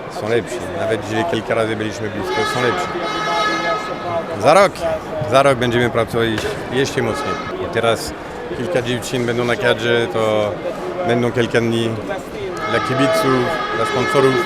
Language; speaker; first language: Polish; non-native, fluent; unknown